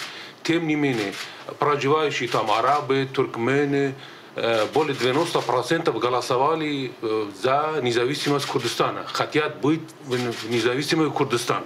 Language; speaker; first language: Russian; native; Russian